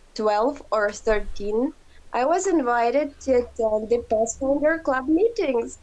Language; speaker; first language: English; non-native, fluent; Ukrainian